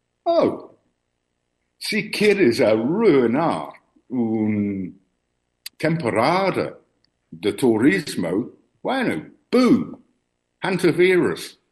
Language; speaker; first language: Spanish; non-native, learner; English